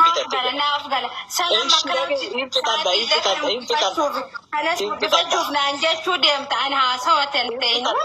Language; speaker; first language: Arabic; non-native, learner; Oromo